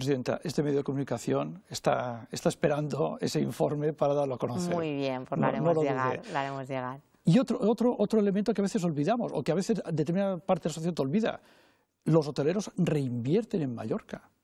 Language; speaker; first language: Spanish; non-native, local second language; Catalan